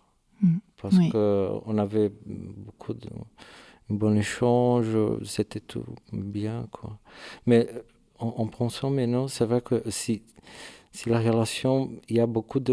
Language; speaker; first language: French; non-native, learner; Portuguese